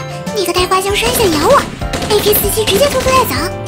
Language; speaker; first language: Chinese; native; Chinese